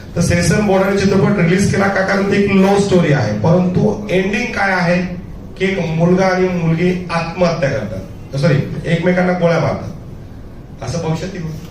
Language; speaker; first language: Marathi; non-native, local second language; Urdu